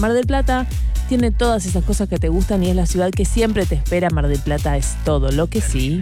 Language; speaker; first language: Spanish; native; Spanish